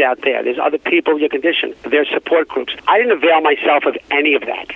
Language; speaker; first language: English; native; English